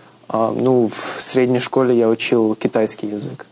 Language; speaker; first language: Russian; early bilingual, heritage; Russian